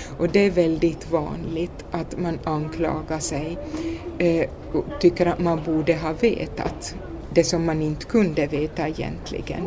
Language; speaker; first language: Swedish; native; Swedish